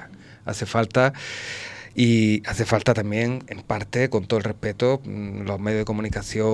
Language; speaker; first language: Spanish; native; Spanish